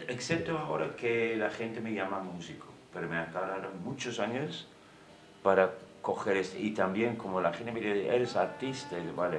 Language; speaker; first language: Spanish; non-native, fluent; English